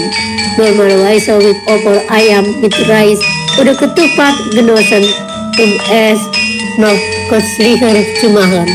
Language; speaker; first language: German; non-native, fluent; Indonesian